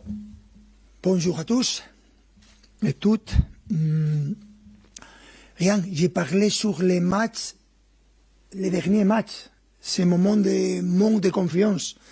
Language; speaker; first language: French; non-native, fluent; Spanish